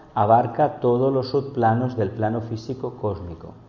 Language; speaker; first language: Spanish; native; Spanish